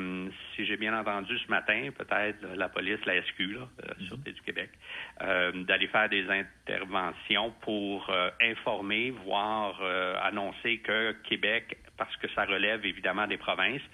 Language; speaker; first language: French; native; French